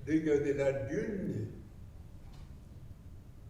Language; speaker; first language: French; non-native, learner; Japanese